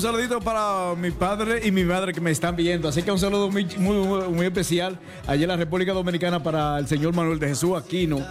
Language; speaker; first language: Spanish; native; Spanish